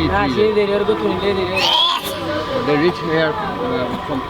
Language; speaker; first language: English; non-native, learner; Rohingya